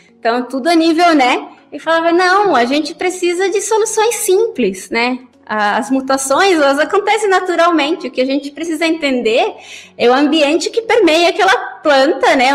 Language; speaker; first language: Portuguese; early bilingual, other home language; Spanish